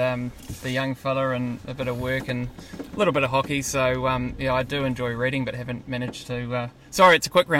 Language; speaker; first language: English; native; English